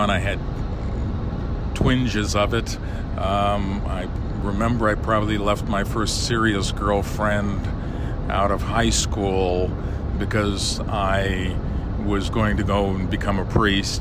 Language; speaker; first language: English; early bilingual, other home language; Lithuanian